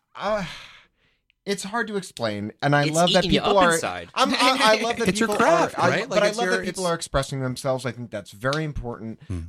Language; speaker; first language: English; native; English